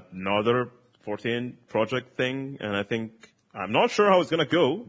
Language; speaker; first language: English; non-native, fluent; Italian